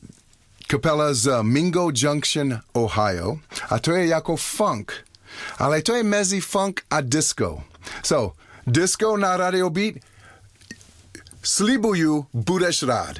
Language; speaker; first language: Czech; non-native, learner; English